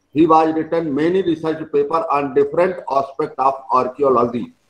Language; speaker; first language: English; non-native, local second language; Hindi